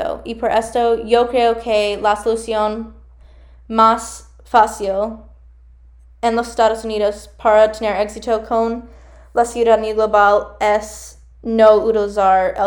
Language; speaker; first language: Spanish; non-native, learner; English